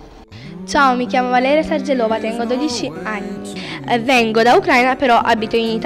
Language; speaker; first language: Italian; early bilingual, other home language; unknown